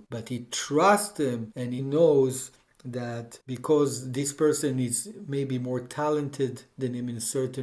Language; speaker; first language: English; non-native, fluent; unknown